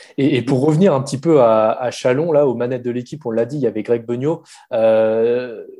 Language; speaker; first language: French; native; French